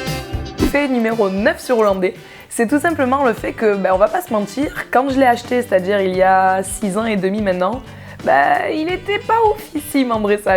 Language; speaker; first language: French; native; French